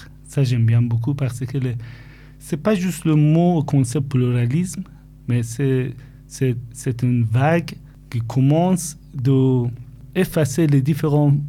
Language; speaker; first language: French; non-native, fluent; Persian